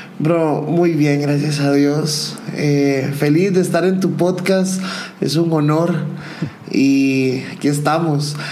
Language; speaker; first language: Spanish; native; Spanish